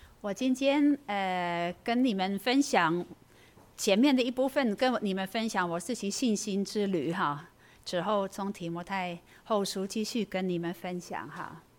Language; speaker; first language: Chinese; non-native, fluent; Dutch